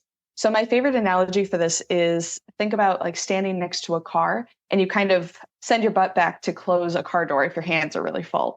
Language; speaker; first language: English; native; English